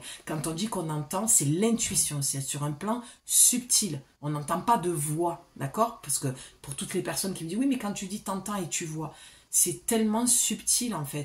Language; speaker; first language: French; native; French